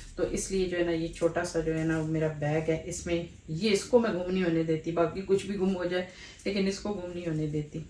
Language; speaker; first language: Urdu; native; Urdu